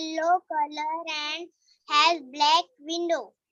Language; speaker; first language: English; non-native, learner; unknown